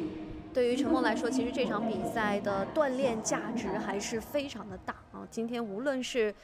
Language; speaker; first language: Chinese; native; Chinese